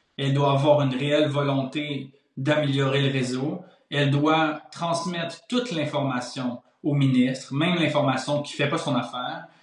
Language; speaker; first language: French; native; French